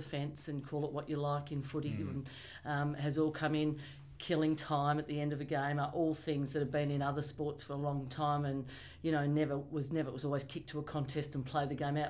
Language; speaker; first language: English; native; English